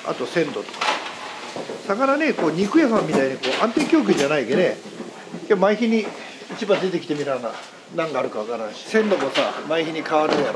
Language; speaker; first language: Japanese; native; Japanese